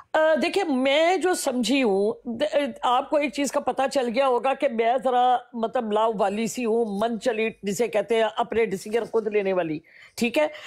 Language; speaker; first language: Urdu; non-native, local second language; Punjabi